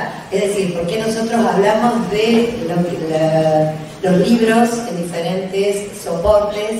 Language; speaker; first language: Spanish; native; Spanish